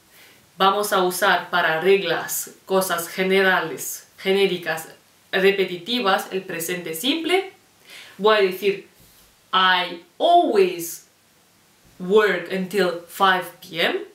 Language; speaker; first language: Spanish; non-native, fluent; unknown